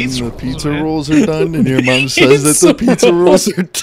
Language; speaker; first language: English; native; English